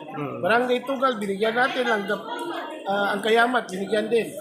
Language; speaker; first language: Filipino; non-native, local second language; Maguindanaon